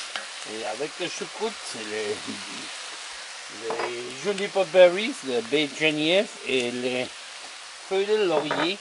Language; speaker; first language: French; non-native, learner; German